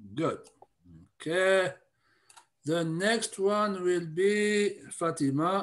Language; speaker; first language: English; non-native, fluent; Arabic